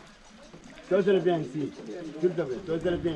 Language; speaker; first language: French; non-native, learner; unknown